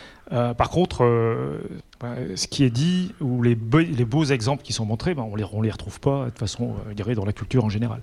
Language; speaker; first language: French; native; French